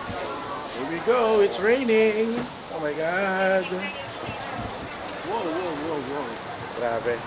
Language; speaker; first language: English; non-native, local second language; Filipino